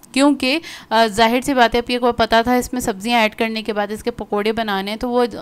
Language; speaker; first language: Hindi; native; Hindi